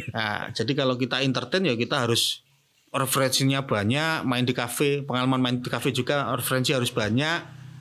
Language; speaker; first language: Indonesian; non-native, local second language; Javanese